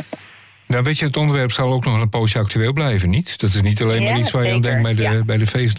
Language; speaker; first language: Dutch; native; Dutch